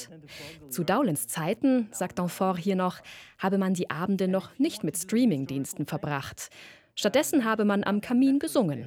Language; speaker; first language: German; native; German